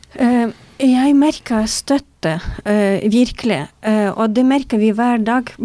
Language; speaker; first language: Norwegian; non-native, fluent; Ukrainian